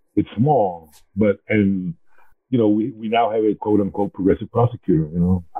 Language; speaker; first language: English; native; English